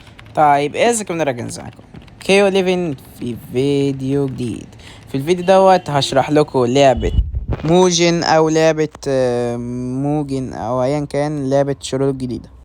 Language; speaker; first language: Arabic; native; Arabic